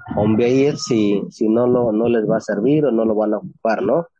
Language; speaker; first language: Spanish; non-native, local second language; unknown